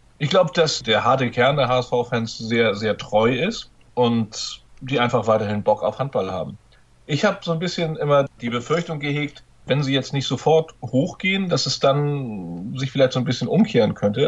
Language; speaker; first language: German; native; German